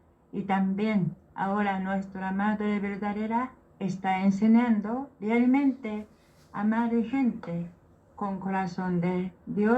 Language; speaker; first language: Spanish; non-native, learner; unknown